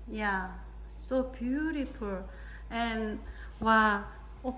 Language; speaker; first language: English; non-native, learner; Korean